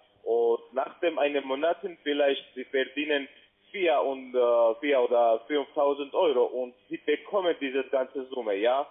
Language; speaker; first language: German; non-native, learner; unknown